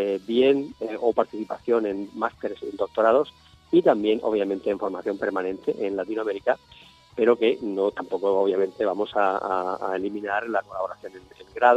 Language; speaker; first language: Spanish; native; Spanish